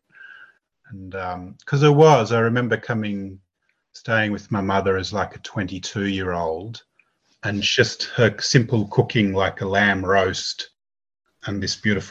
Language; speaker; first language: English; native; English